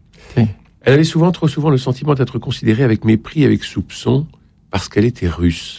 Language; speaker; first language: French; native; French